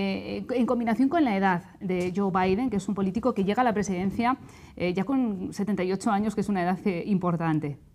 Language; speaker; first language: Spanish; native; Spanish